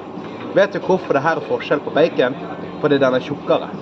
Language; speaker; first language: Norwegian; native; Norwegian